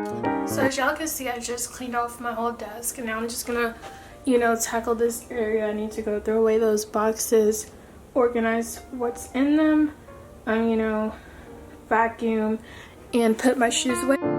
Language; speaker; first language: English; native; English